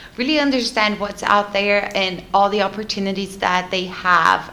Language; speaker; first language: English; non-native, fluent; Portuguese